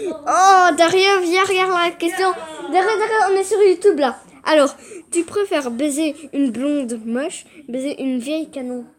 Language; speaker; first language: French; native; French